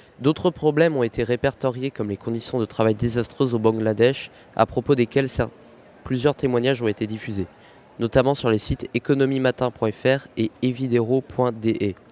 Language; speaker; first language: French; native; French